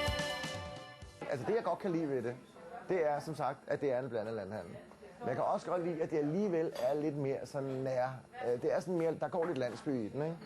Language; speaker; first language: Danish; native; Danish